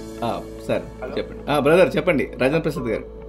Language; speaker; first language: Telugu; native; Telugu